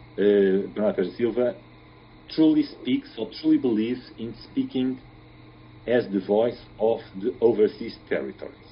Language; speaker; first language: English; non-native, fluent; Portuguese